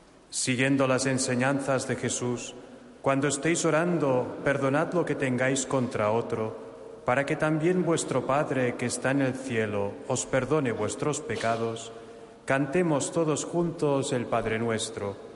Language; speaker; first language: Spanish; non-native, local second language; Catalan